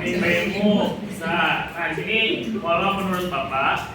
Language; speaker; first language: Malay; native; Malay